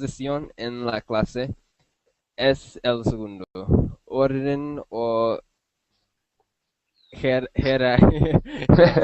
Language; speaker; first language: Spanish; non-native, learner; English